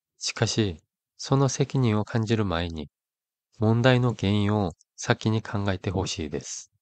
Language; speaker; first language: Japanese; non-native, fluent; Korean